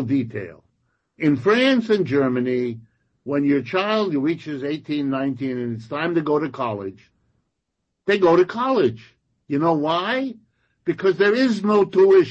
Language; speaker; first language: English; non-native, local second language; French